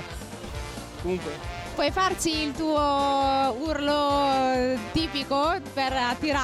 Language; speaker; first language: Italian; native; Italian